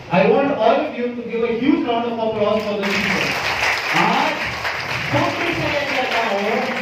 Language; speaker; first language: Urdu; native; Urdu